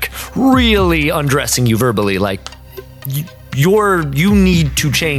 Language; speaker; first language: English; native; English